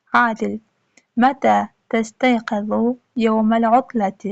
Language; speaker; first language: Arabic; non-native, fluent; Uzbek